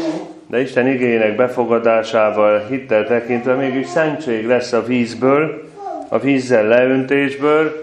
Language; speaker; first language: Hungarian; native; Hungarian